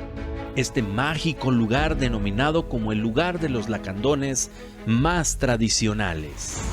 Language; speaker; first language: Spanish; native; Spanish